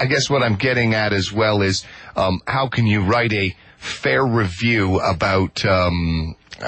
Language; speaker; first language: English; native; English